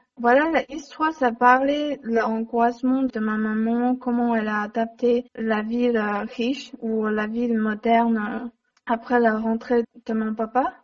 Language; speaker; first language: French; non-native, learner; Chinese